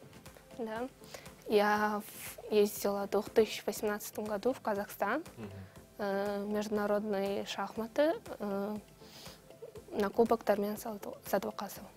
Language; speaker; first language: Russian; non-native, local second language; Kyrgyz